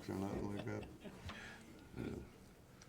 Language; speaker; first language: English; native; English